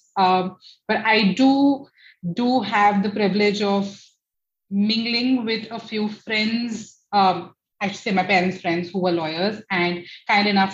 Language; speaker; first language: English; non-native, local second language; Hindi